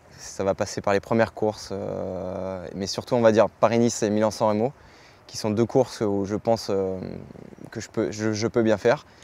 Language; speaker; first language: French; native; French